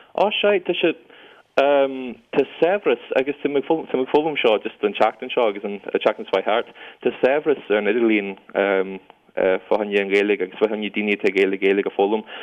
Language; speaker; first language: Irish; non-native, local second language; English